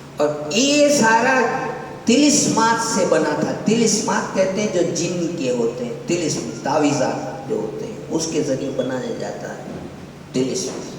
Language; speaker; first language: Urdu; non-native, local second language; Gujarati